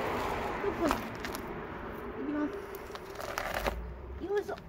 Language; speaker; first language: Japanese; native; Japanese